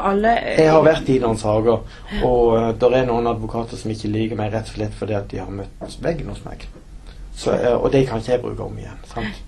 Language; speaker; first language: Norwegian; native; Norwegian